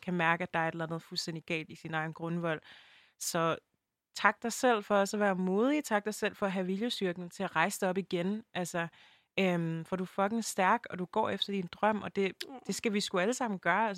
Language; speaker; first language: Danish; early bilingual, other home language; French